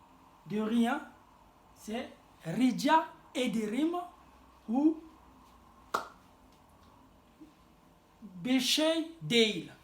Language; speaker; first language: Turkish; non-native, fluent; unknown